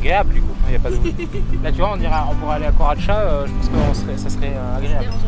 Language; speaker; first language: French; native; French